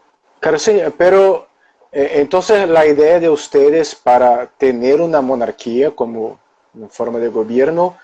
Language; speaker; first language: Spanish; non-native, local second language; Portuguese